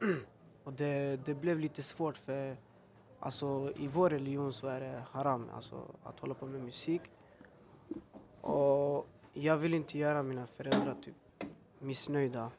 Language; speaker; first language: Swedish; early bilingual, other home language; Albanian